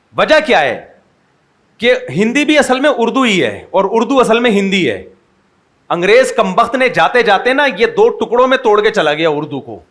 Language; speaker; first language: Urdu; native; Urdu